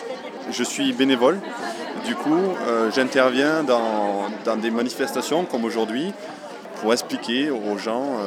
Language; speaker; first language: French; native; French